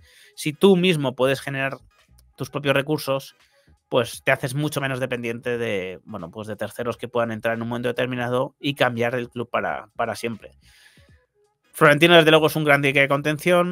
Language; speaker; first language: Spanish; native; Spanish